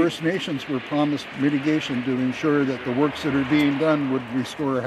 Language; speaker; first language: English; native; English